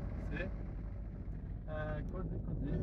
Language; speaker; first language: Italian; non-native, learner; Portuguese